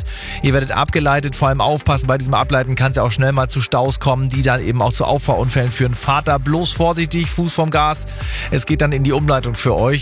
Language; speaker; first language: German; native; German